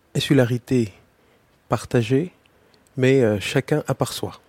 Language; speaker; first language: French; native; French